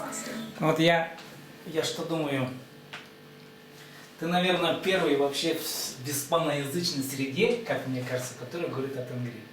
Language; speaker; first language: Russian; native; Russian